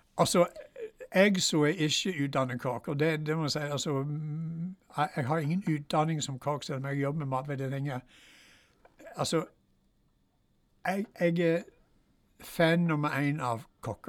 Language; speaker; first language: Norwegian; non-native, fluent; English